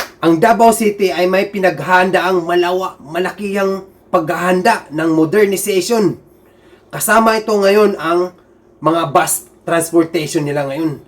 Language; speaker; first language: Filipino; non-native, local second language; Cebuano